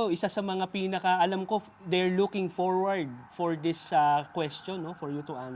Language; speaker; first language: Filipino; native; Filipino